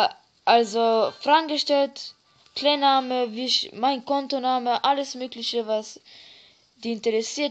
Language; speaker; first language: German; early bilingual, other home language; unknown